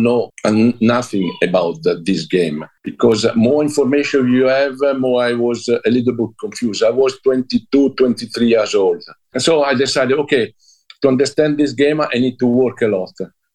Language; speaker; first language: English; non-native, learner; Italian